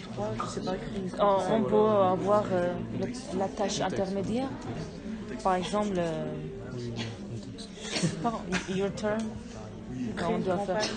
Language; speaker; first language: French; non-native, learner; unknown